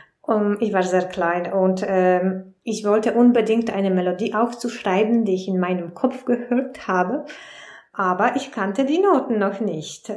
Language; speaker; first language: German; non-native, fluent; Polish